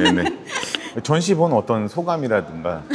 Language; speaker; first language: Korean; native; Korean